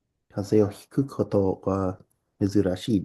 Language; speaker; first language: Japanese; non-native, learner; English